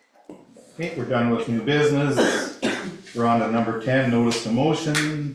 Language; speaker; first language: English; native; English